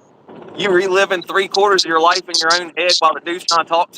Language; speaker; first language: English; native; English